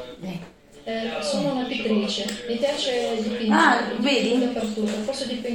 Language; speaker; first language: Italian; non-native, learner; Ukrainian